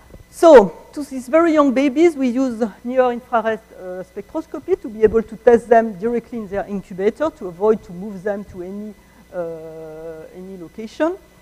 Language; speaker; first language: English; non-native, fluent; French